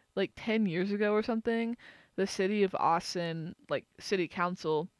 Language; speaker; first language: English; native; English